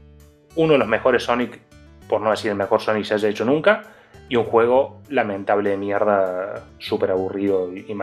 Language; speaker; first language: Spanish; native; Spanish